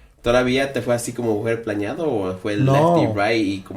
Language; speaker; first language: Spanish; early bilingual, heritage; Spanish